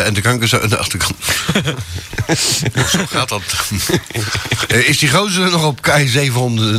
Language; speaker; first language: Dutch; native; Dutch